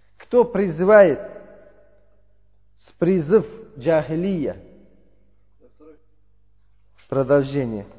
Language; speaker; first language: Russian; non-native, learner; Uzbek